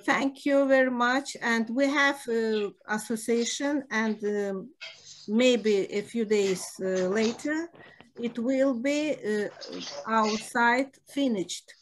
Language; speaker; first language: English; non-native, learner; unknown